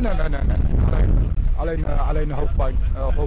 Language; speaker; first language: Dutch; non-native, learner; Turkish